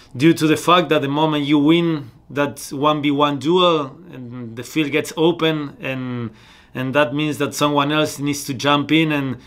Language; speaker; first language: English; non-native, fluent; Spanish